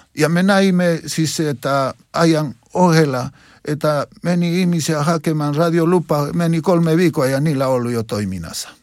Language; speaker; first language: Finnish; non-native, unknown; Spanish